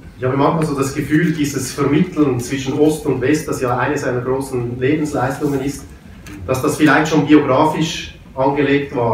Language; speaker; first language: German; native; German